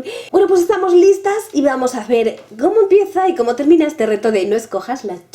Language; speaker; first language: Spanish; native; Spanish